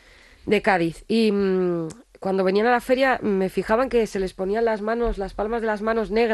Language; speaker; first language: Spanish; native; Spanish